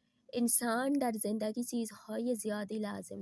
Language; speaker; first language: Persian; non-native, fluent; Urdu